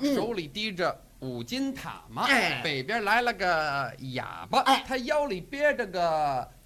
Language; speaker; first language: Chinese; non-native, fluent; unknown